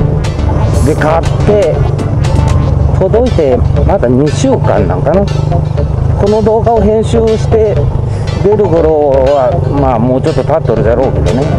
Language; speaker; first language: Japanese; native; Japanese